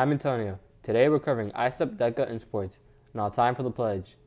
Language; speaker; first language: English; native; English